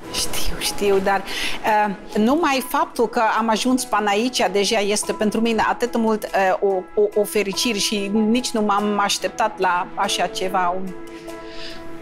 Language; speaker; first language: Romanian; non-native, fluent; Dutch